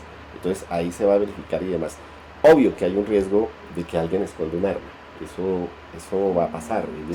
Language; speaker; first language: Spanish; native; Spanish